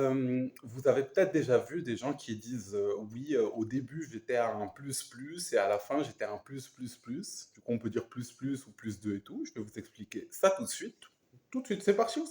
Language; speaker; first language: French; native; French